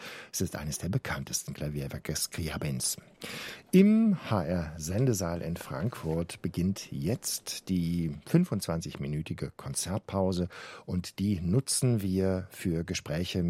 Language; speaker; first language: German; native; German